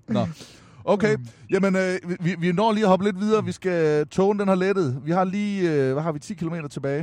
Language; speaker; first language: Danish; native; Danish